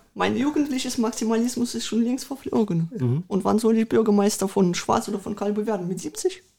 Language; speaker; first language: German; early bilingual, other home language; Russian